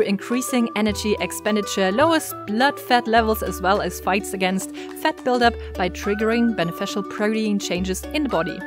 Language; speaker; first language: English; non-native, fluent; German